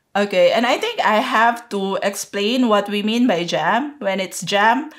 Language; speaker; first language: English; non-native, local second language; Filipino